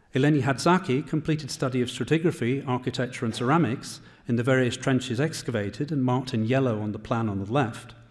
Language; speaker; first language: English; native; English